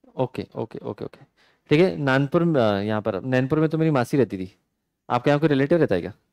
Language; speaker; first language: Hindi; native; Hindi